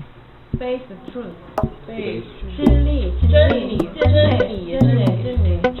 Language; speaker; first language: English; non-native, learner; Korean